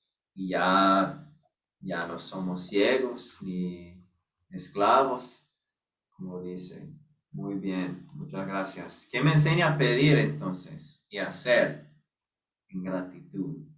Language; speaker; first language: Spanish; non-native, fluent; English